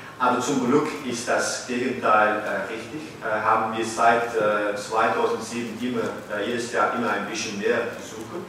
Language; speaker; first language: German; non-native, fluent; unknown